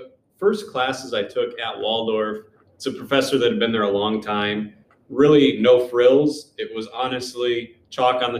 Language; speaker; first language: English; native; English